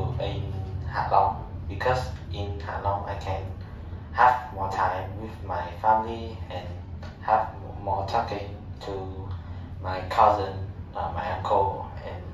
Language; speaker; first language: English; non-native, learner; Vietnamese